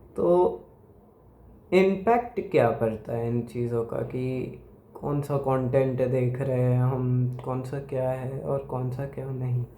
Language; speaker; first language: Hindi; non-native, local second language; Gujarati